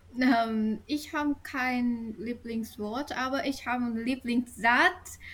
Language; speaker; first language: German; non-native, learner; Vietnamese